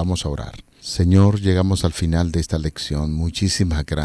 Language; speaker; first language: Spanish; native; Spanish